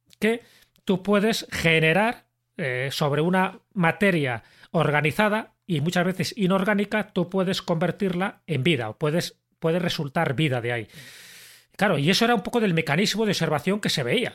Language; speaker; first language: Spanish; native; Spanish